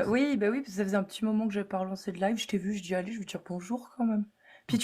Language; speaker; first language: French; native; French